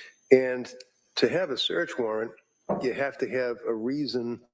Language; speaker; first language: English; native; English